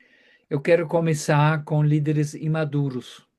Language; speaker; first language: Portuguese; non-native, fluent; German